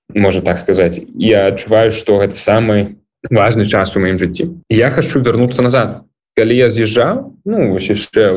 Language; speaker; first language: Belarusian; non-native, local second language; Russian